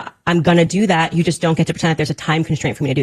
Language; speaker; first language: English; native; English